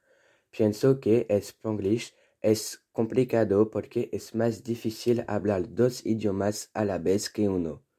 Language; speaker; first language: Spanish; non-native, learner; French